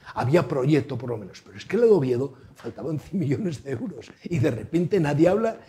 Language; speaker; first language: Spanish; native; Spanish